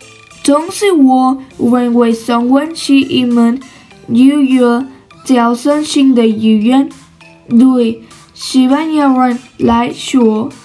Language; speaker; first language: Chinese; non-native, learner; Spanish